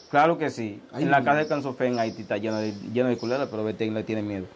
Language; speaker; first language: Spanish; early bilingual, other home language; Haitian Creole